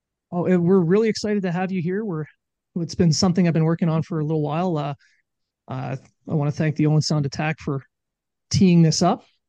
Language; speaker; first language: English; native; English